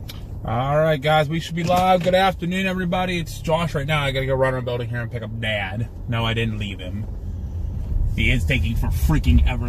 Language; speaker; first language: English; native; English